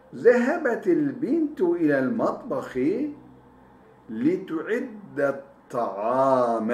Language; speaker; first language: Arabic; non-native, fluent; Turkish